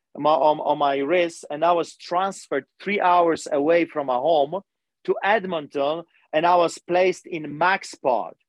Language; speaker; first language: English; non-native, fluent; Polish